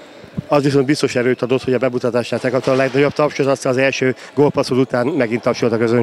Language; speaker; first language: Hungarian; native; Hungarian